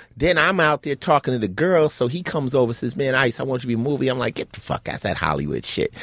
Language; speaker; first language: English; native; English